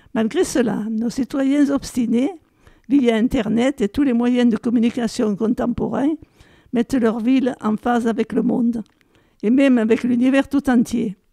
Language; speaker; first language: French; native; French